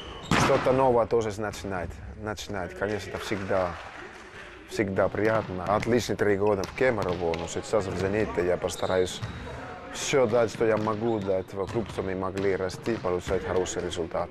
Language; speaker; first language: Russian; non-native, fluent; Finnish